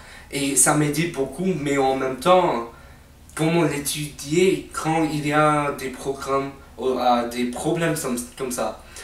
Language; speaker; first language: French; non-native, fluent; English